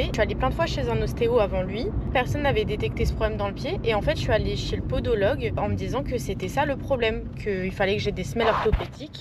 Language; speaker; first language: French; native; French